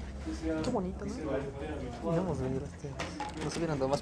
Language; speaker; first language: Spanish; native; Spanish